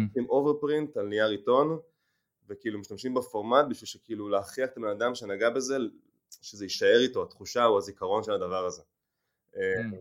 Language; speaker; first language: Hebrew; native; Hebrew